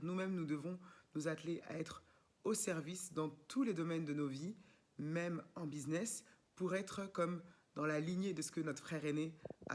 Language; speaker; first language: French; native; French